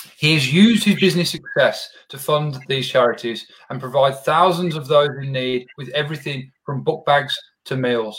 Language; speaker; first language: English; native; English